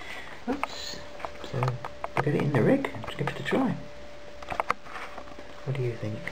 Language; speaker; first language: English; native; English